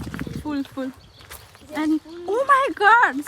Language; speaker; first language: English; non-native, learner; Nepali